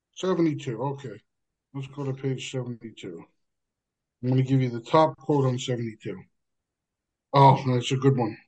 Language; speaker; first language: English; native; English